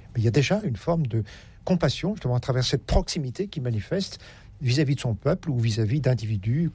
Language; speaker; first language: French; native; French